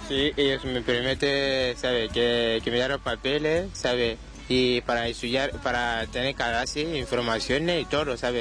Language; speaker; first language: Spanish; non-native, learner; Wolof